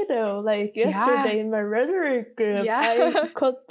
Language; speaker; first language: English; non-native, fluent; Korean